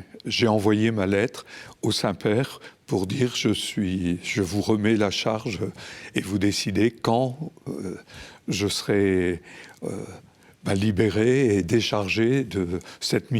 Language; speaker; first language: French; native; French